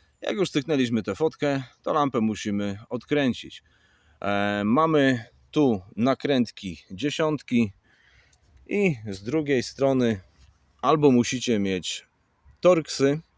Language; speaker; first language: Polish; native; Polish